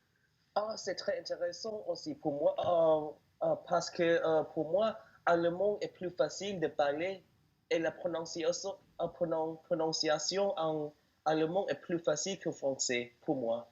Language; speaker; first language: French; non-native, learner; Thai